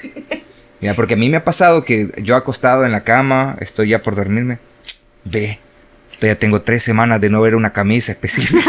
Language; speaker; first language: Spanish; native; Spanish